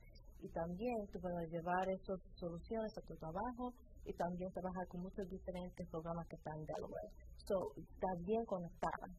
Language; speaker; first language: Spanish; early bilingual, heritage; Spanish